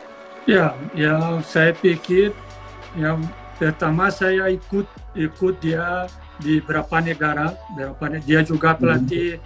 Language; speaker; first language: Indonesian; non-native, fluent; Portuguese